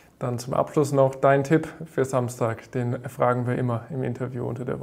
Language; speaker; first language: German; native; German